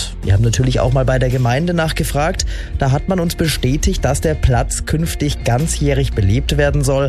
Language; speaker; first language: German; native; German